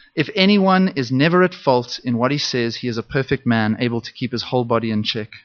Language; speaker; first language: English; native; English